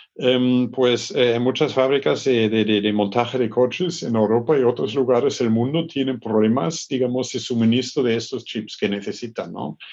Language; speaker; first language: Spanish; non-native, fluent; German